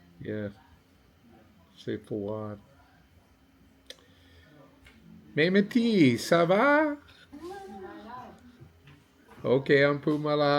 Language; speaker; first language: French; non-native, learner; English